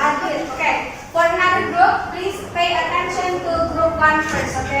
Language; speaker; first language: English; non-native, fluent; Indonesian